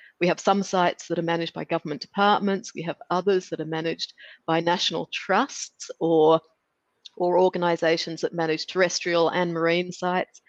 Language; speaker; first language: English; native; English